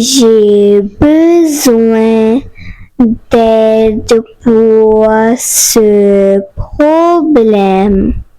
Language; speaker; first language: French; non-native, fluent; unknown